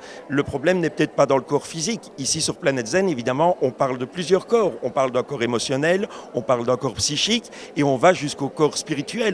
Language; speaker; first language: French; native; French